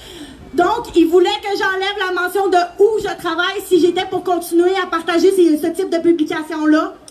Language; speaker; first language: French; native; French